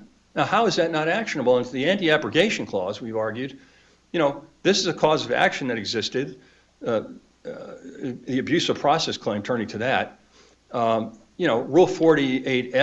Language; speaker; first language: English; native; English